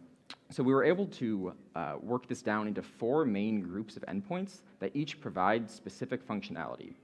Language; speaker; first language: English; native; English